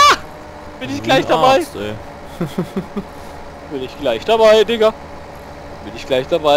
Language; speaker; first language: German; native; German